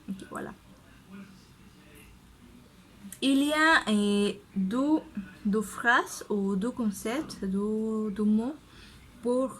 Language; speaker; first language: French; non-native, learner; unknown